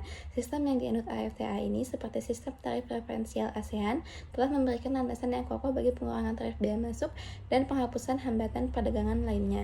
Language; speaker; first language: Indonesian; native; Indonesian